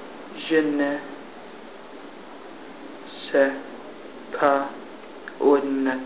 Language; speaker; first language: French; non-native, learner; English